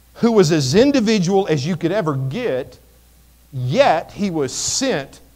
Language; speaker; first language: English; native; English